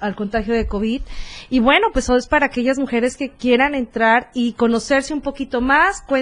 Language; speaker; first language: Spanish; native; Spanish